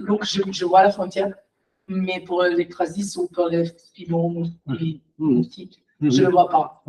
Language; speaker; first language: French; non-native, fluent; Italian